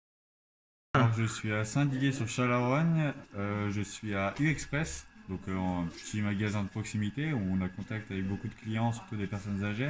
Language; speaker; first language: French; native; French